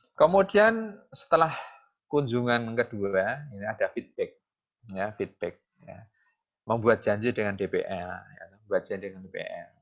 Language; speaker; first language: Indonesian; non-native, local second language; Javanese